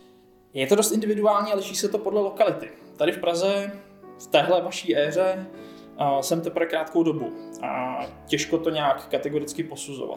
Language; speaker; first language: Czech; native; Czech